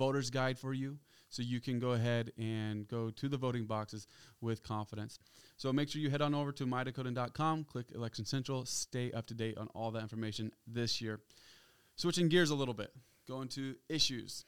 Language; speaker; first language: English; native; English